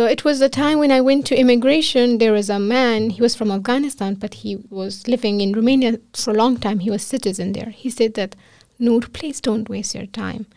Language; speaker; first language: English; non-native, fluent; Pashto